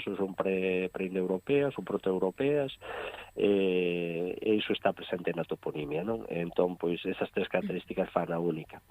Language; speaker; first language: Galician; native; Galician